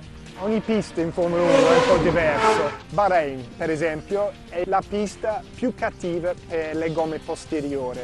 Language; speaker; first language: Italian; non-native, fluent; English